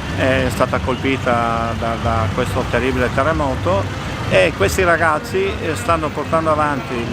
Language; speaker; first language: Italian; native; Italian